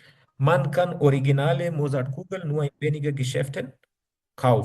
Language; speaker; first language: German; non-native, learner; Urdu